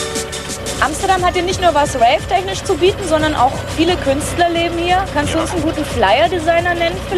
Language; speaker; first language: German; native; German